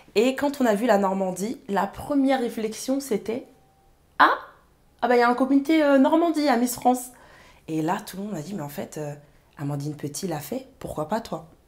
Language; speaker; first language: French; early bilingual, other home language; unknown